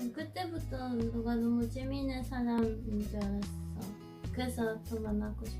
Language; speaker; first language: Korean; non-native, learner; Dutch